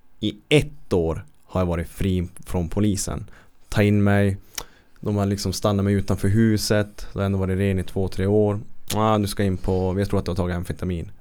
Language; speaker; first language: Swedish; native; Swedish